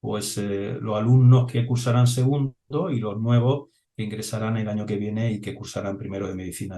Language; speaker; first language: Spanish; native; Spanish